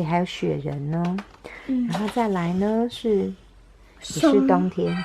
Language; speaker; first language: Chinese; native; Chinese